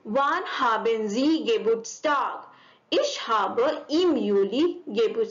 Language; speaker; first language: German; non-native, fluent; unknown